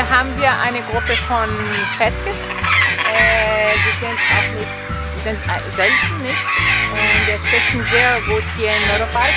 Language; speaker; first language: German; non-native, learner; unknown